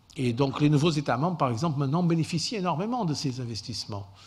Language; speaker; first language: French; non-native, fluent; Portuguese